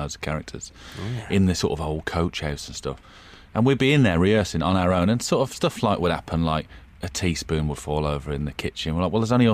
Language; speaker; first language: English; native; English